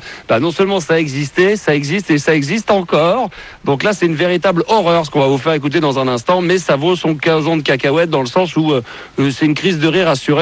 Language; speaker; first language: French; native; French